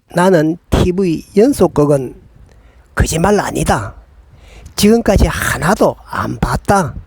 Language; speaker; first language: Korean; native; Korean